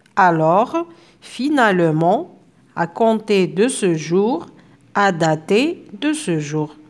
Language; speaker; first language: French; non-native, local second language; Arabic